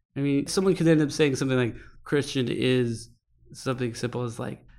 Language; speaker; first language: English; native; English